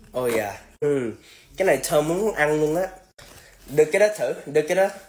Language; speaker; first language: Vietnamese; early bilingual, heritage; Vietnamese